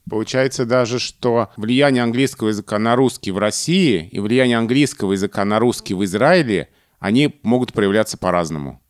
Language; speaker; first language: Russian; native; Russian